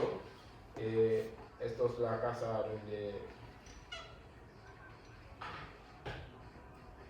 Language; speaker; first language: Spanish; non-native, fluent; Wolof